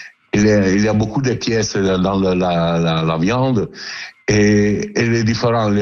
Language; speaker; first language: French; non-native, fluent; Italian